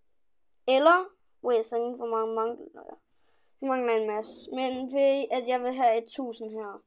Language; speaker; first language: Danish; early bilingual, other home language; Polish